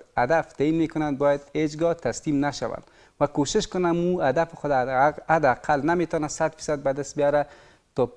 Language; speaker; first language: Persian; native; Persian